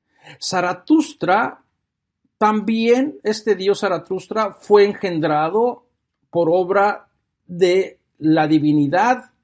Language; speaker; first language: Spanish; native; Spanish